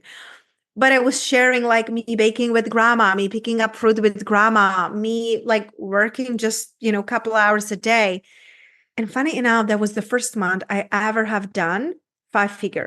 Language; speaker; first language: English; non-native, fluent; Czech